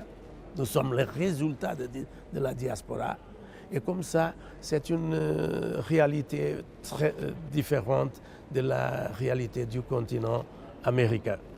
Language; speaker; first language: French; non-native, fluent; Portuguese